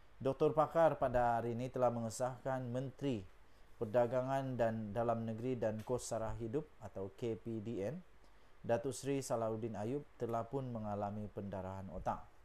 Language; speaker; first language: Malay; native; Malay